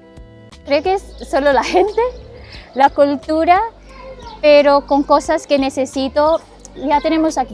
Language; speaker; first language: Spanish; non-native, fluent; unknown